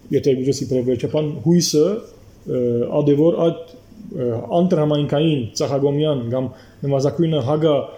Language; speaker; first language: Armenian; early bilingual, heritage; Armenian